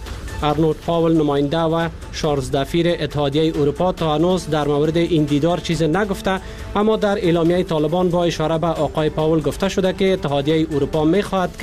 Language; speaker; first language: Persian; native; Persian